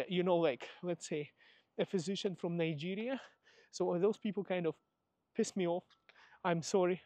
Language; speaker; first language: English; non-native, fluent; Russian